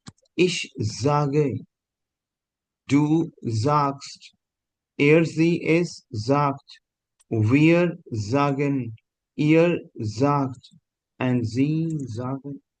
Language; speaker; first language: German; non-native, fluent; Hindi